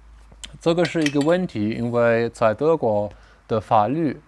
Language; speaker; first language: Chinese; non-native, learner; German